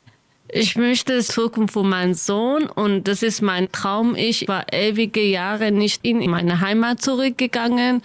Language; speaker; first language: German; non-native, learner; Kurdish